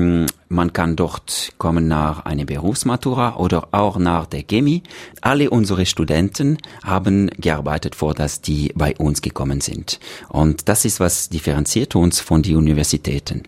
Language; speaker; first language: German; non-native, local second language; French